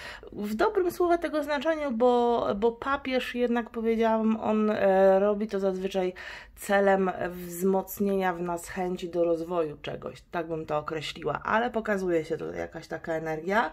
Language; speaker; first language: Polish; native; Polish